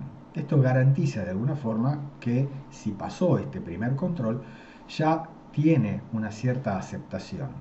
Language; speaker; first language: Spanish; native; Spanish